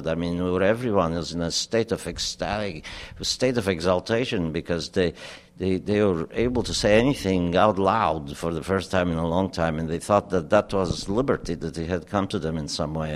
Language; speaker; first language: English; non-native, fluent; German